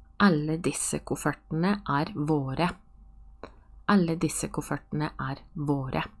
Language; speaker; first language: Norwegian; non-native, fluent; Polish